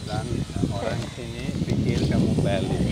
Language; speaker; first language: Indonesian; non-native, learner; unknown